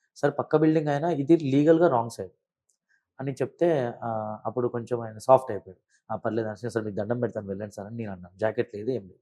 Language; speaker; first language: Telugu; early bilingual, heritage; Telugu